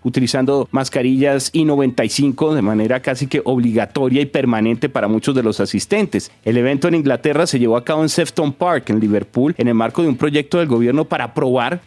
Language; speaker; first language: Spanish; native; Spanish